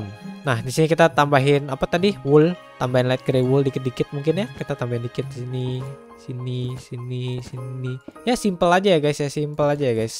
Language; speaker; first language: Indonesian; native; Indonesian